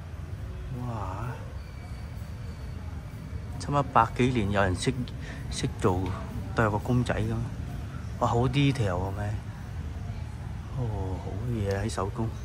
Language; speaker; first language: Chinese; early bilingual, heritage; Cantonese